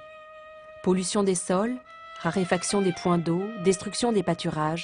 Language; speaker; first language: French; native; French